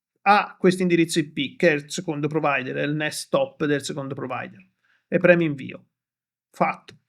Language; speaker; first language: Italian; native; Italian